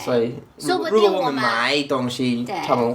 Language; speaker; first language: Chinese; non-native, learner; English